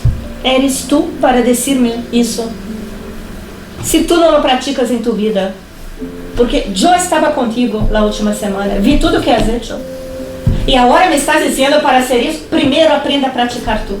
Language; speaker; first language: Spanish; non-native, fluent; Portuguese